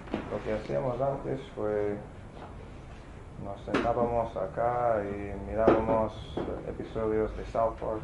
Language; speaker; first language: Spanish; non-native, fluent; English